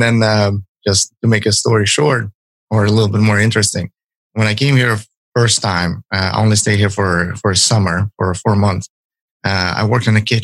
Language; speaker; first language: English; non-native, fluent; Ukrainian